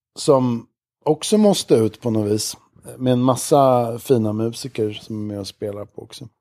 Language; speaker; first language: Swedish; native; Swedish